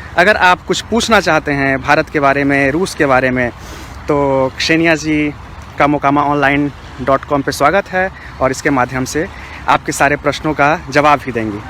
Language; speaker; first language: Hindi; native; Hindi